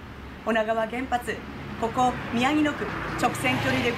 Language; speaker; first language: Japanese; native; Japanese